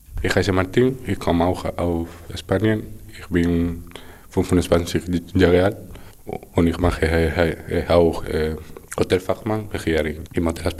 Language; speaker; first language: German; non-native, learner; Spanish